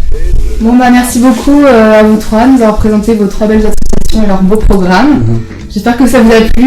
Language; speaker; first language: French; native; French